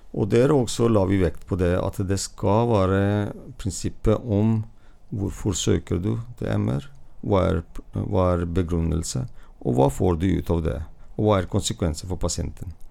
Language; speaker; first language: Norwegian; non-native, fluent; Hindi